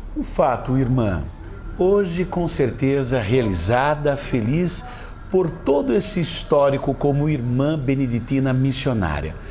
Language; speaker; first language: Portuguese; native; Portuguese